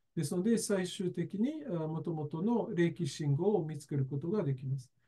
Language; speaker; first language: Japanese; native; Japanese